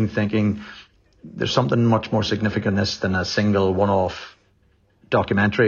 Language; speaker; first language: English; native; English